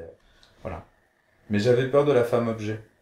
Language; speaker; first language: French; native; French